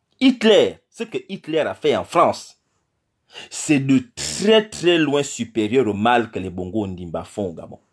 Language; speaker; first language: French; non-native, local second language; Fang